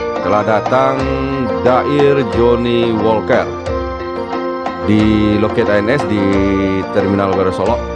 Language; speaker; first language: Indonesian; native; Indonesian